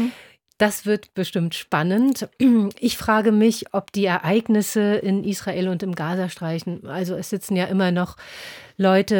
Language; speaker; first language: German; native; German